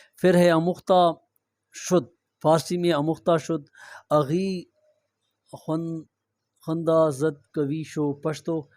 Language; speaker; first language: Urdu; non-native, local second language; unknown